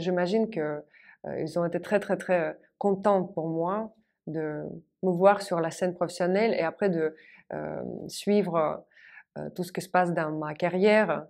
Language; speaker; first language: French; non-native, fluent; Russian